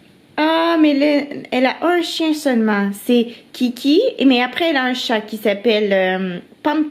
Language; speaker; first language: French; native; French